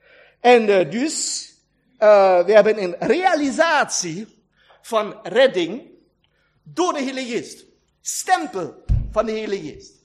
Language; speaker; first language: Dutch; non-native, learner; German